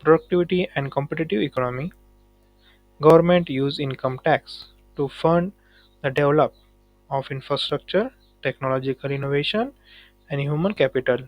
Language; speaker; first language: English; non-native, local second language; Marathi